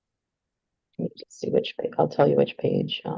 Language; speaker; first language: English; native; English